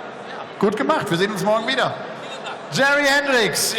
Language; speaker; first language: German; native; German